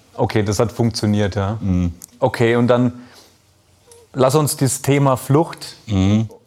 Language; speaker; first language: German; native; German